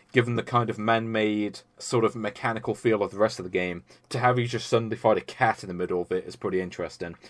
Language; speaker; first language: English; native; English